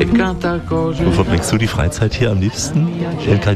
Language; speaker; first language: German; native; German